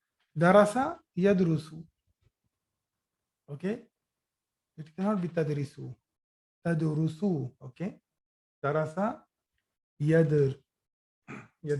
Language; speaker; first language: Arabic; non-native, fluent; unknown